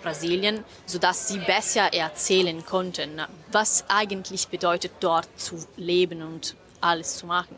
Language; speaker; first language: German; non-native, fluent; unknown